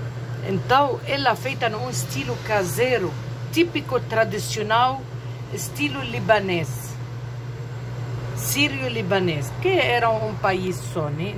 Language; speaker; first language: Portuguese; non-native, fluent; Arabic